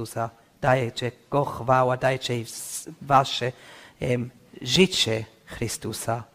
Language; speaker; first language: Polish; non-native, learner; English